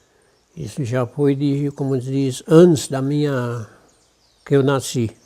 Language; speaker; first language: Portuguese; non-native, local second language; German